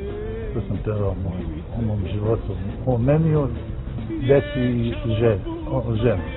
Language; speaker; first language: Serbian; non-native, local second language; Romany